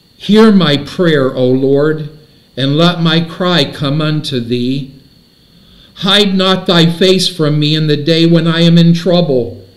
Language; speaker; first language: English; native; English